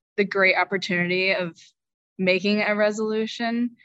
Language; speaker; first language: English; native; English